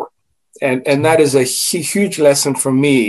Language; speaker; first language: English; non-native, fluent; Greek